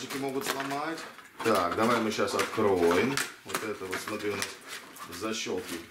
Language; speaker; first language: Russian; native; Russian